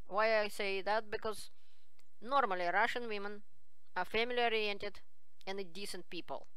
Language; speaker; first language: English; non-native, fluent; Russian